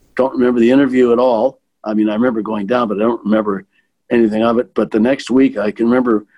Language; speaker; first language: English; native; English